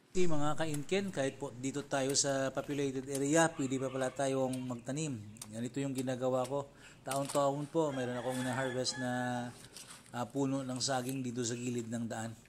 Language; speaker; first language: Filipino; non-native, local second language; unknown